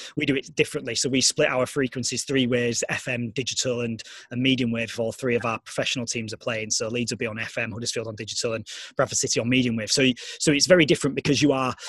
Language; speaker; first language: English; native; English